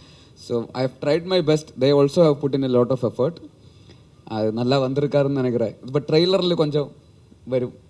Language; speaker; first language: Tamil; non-native, learner; Malayalam